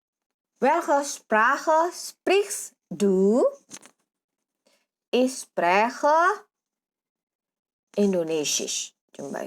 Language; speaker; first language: German; non-native, fluent; Indonesian